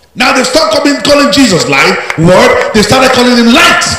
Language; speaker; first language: English; non-native, local second language; Yoruba